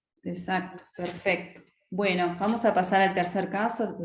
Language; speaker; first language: Spanish; native; Spanish